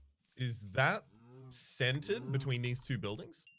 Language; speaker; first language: English; native; English